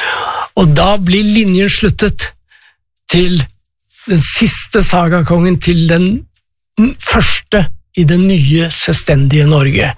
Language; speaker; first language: Norwegian; native; Norwegian